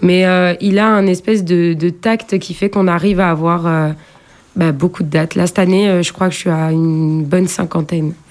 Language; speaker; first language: French; native; French